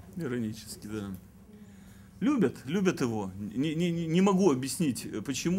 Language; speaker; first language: Russian; native; Russian